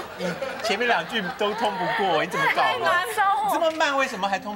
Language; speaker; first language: Chinese; native; Chinese